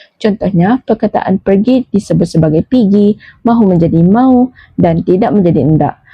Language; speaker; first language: Malay; native; Malay